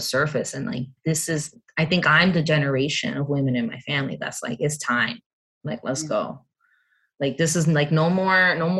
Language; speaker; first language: English; native; English